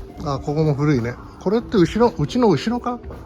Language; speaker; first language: Japanese; native; Japanese